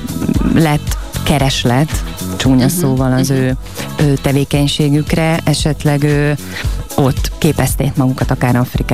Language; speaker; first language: Hungarian; native; Hungarian